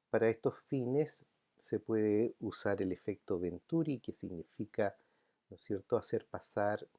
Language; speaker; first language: Spanish; native; Spanish